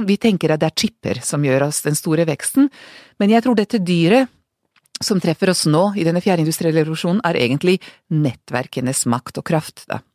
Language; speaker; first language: Norwegian; non-native, fluent; Serbian